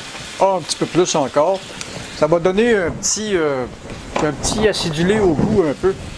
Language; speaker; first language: French; native; French